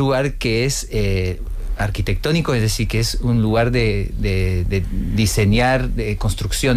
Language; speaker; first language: Spanish; non-native, fluent; Portuguese